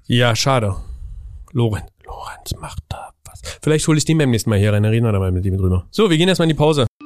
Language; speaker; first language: German; native; German